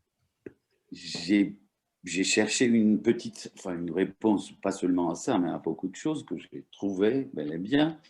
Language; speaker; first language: French; non-native, fluent; Turkish